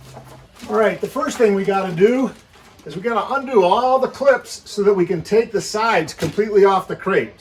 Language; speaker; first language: English; native; English